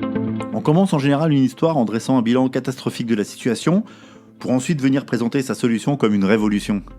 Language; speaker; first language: French; native; French